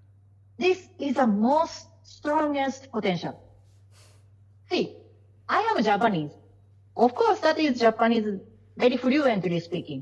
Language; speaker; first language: English; non-native, learner; Japanese